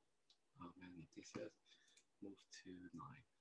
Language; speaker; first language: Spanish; early bilingual, heritage; Spanish